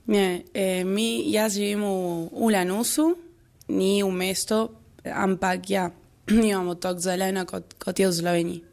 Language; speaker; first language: Slovenian; early bilingual, heritage; Spanish